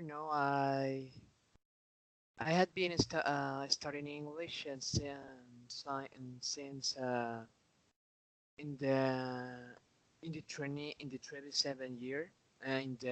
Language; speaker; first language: English; non-native, learner; Spanish